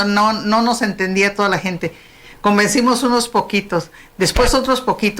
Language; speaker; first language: Spanish; native; Spanish